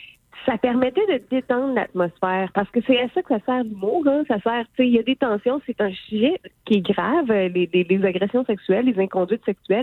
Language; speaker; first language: French; native; French